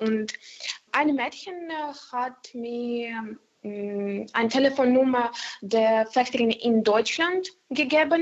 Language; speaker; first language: German; non-native, learner; Ukrainian